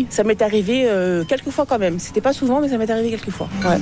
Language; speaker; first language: French; native; French